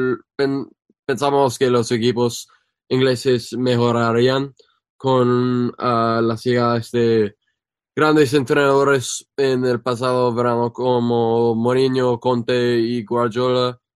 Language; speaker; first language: Spanish; non-native, fluent; English